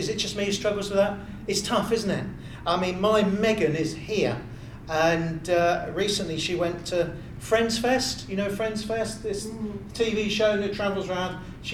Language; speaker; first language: English; native; English